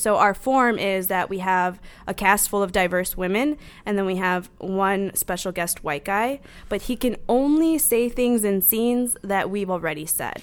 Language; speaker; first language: English; native; English